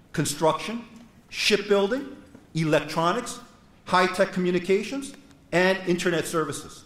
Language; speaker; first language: English; non-native, fluent; Korean